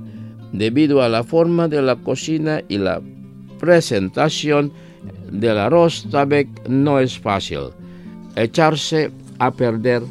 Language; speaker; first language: Spanish; non-native, fluent; Indonesian